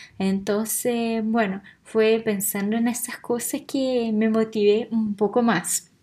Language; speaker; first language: Spanish; non-native, fluent; Portuguese